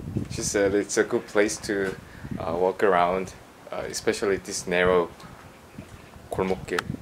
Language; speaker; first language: English; non-native, fluent; Korean